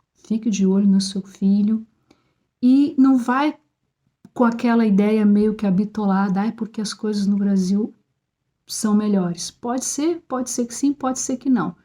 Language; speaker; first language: Portuguese; native; Portuguese